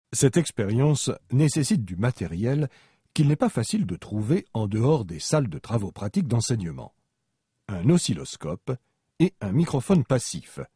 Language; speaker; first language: French; native; French